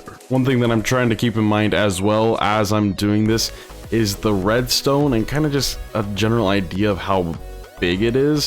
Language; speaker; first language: English; native; English